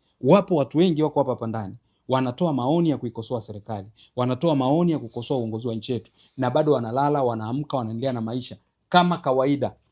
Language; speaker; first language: Swahili; native; Swahili